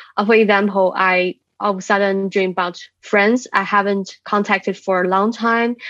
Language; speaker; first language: English; non-native, fluent; Chinese